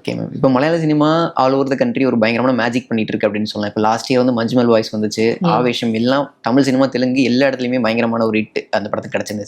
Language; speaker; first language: Tamil; native; Tamil